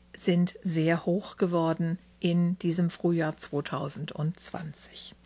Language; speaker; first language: German; native; German